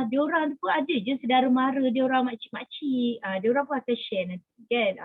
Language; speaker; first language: Malay; native; Malay